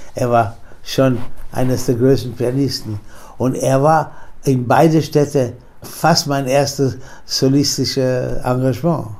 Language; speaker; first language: German; non-native, fluent; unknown